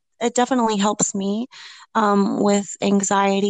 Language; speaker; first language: English; native; English